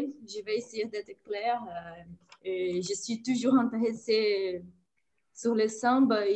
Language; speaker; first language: French; non-native, fluent; Portuguese